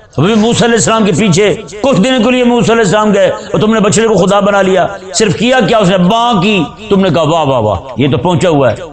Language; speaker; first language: Urdu; native; Urdu